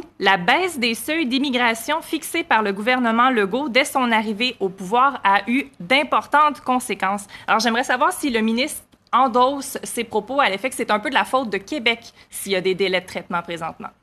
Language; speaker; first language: French; native; French